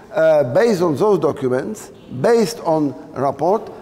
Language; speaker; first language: English; non-native, fluent; Polish